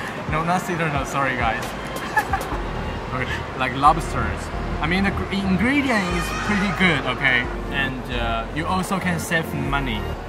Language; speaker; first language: English; non-native, fluent; Chinese